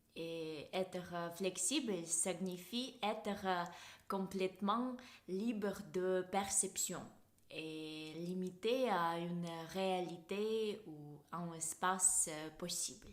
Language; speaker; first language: French; non-native, fluent; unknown